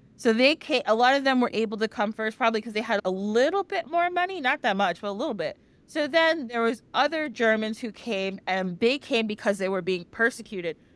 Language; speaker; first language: English; native; English